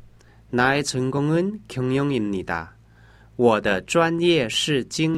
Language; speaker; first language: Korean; non-native, learner; Chinese